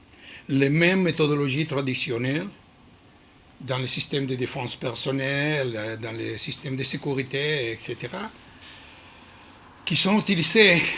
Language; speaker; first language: French; non-native, learner; Hebrew